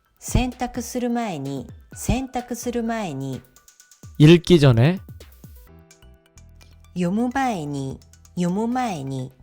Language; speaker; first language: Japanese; non-native, fluent; Korean